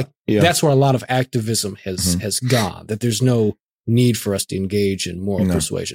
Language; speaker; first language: English; native; English